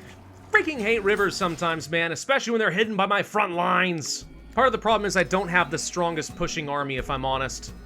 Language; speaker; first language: English; native; English